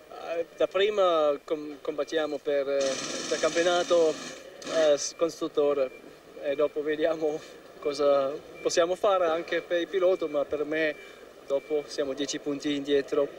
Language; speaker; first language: Italian; non-native, learner; German